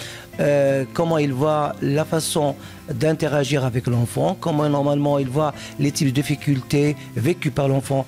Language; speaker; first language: French; non-native, local second language; Arabic